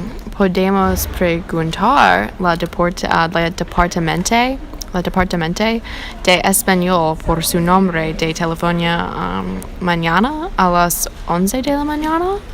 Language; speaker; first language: Spanish; non-native, learner; English